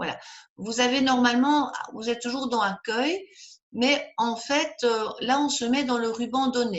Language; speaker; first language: French; native; French